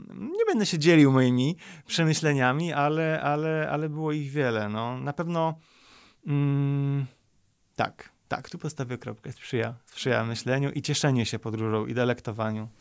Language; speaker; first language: Polish; native; Polish